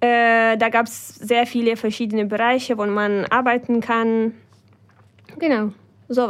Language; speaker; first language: German; non-native, fluent; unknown